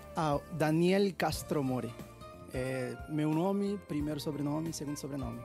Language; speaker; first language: Portuguese; non-native, fluent; Spanish